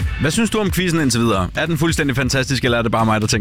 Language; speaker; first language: Danish; native; Danish